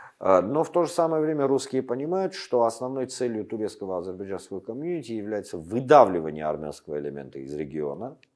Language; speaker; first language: Russian; non-native, local second language; Armenian